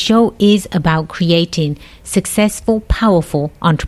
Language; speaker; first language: English; native; English